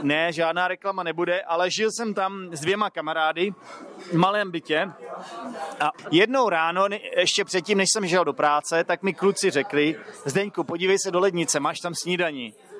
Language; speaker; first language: Czech; native; Czech